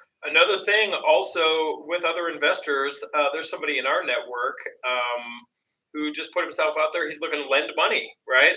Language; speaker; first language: English; native; English